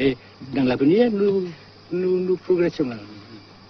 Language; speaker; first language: French; non-native, fluent; Vietnamese